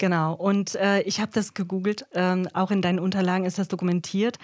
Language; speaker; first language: German; native; German